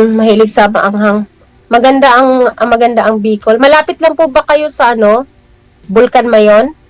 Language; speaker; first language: Filipino; non-native, local second language; Cebuano